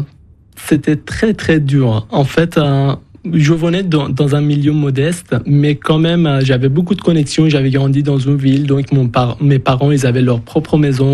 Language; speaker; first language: French; non-native, fluent; Persian